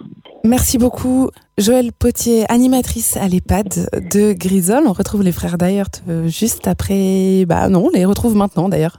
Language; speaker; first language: French; native; French